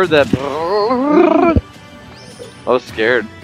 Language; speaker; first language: English; native; English